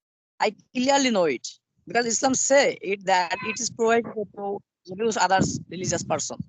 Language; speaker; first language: English; non-native, learner; Bangla